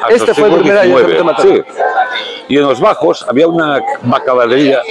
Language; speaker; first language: Spanish; native; Spanish